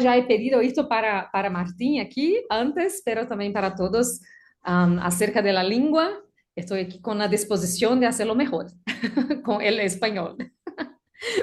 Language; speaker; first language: Spanish; non-native, learner; Portuguese